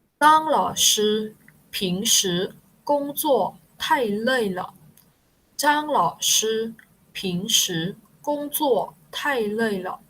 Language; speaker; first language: Chinese; non-native, fluent; Thai